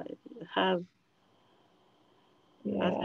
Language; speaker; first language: English; non-native, learner; French